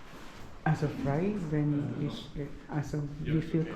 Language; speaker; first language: German; non-native, learner; Filipino